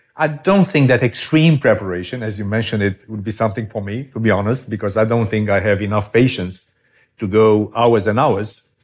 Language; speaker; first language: English; non-native, fluent; Romanian